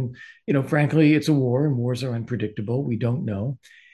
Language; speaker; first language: English; native; English